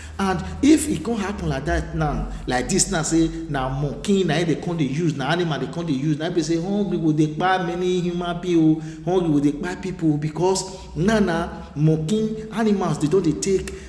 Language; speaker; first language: Nigerian Pidgin; non-native, local second language; Bini